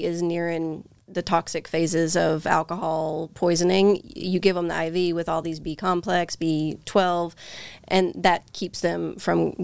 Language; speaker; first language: English; native; English